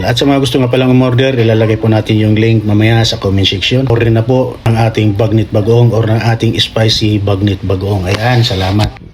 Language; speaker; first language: Filipino; native; Filipino